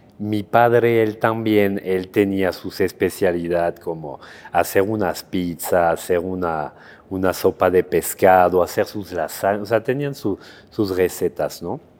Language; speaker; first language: Spanish; non-native, fluent; French